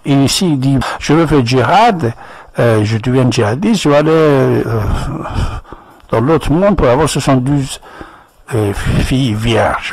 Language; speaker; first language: French; non-native, fluent; Persian